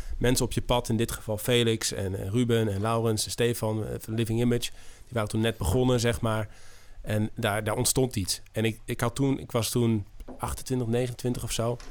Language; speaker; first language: Dutch; native; Dutch